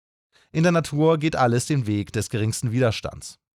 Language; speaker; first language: German; native; German